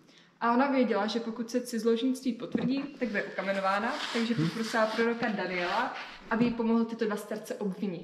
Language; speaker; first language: Czech; native; Czech